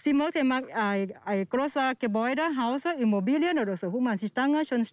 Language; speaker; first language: German; non-native, learner; Thai